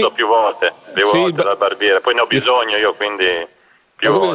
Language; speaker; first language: Italian; native; Italian